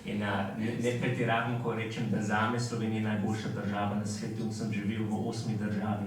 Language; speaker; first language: Slovenian; non-native, fluent; English